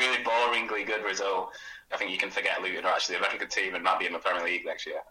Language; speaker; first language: English; native; English